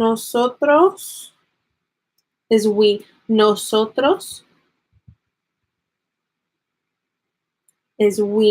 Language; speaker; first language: Spanish; non-native, fluent; English